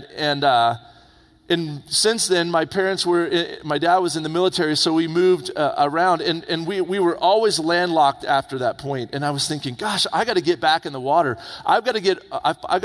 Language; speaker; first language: English; native; English